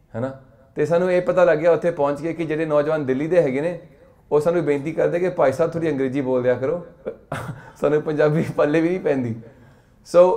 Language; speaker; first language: Punjabi; early bilingual, heritage; Punjabi